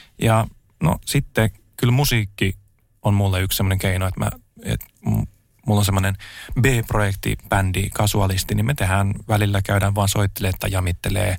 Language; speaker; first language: Finnish; native; Finnish